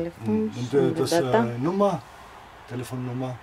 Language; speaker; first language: German; non-native, learner; Greek